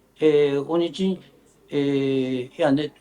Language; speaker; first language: Turkish; non-native, learner; Japanese